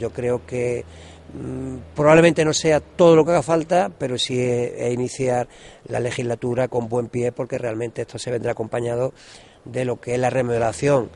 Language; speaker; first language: Spanish; native; Spanish